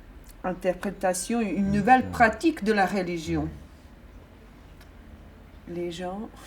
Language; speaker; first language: French; non-native, fluent; Bosnian